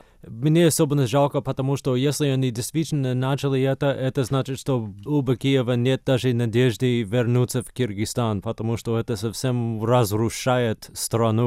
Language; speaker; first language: Russian; non-native, fluent; English